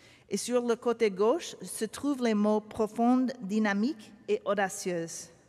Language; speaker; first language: French; non-native, learner; English